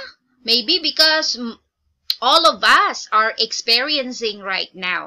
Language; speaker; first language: English; non-native, local second language; Filipino